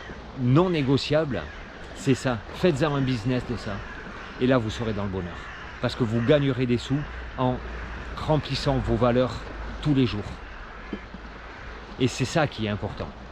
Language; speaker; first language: French; native; French